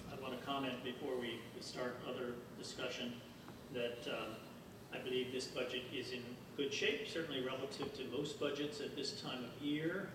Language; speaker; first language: English; native; English